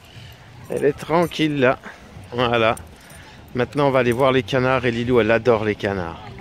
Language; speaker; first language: French; native; French